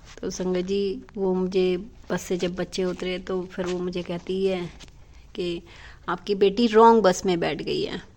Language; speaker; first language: Hindi; native; Hindi